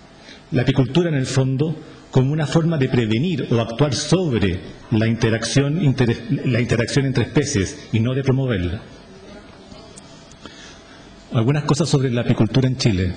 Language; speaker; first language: Spanish; native; Spanish